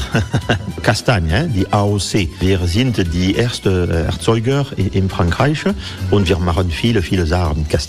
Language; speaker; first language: German; non-native, learner; French